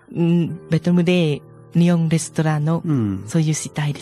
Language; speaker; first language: Japanese; non-native, learner; Vietnamese